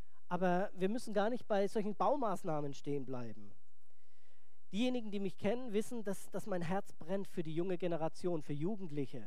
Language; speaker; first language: German; native; German